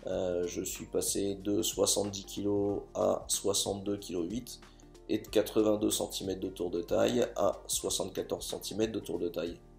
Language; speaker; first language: French; native; French